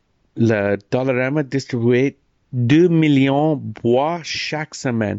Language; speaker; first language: French; non-native, learner; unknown